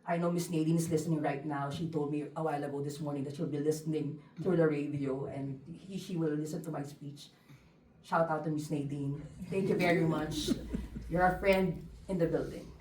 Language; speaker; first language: English; non-native, local second language; Filipino